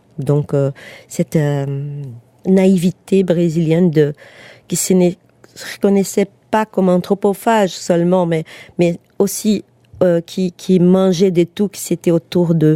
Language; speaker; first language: French; non-native, fluent; Portuguese